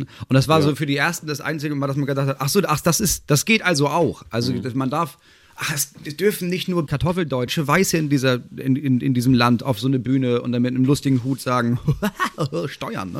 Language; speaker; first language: German; native; German